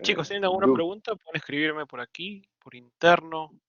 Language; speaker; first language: Spanish; native; Spanish